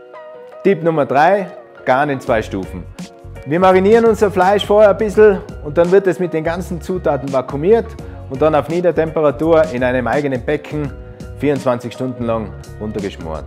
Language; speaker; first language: German; native; German